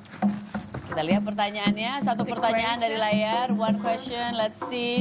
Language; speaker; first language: Indonesian; native; Indonesian